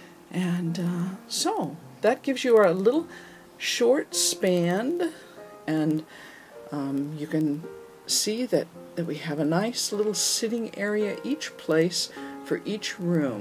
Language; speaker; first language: English; native; English